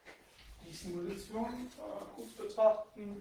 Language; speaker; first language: German; non-native, fluent; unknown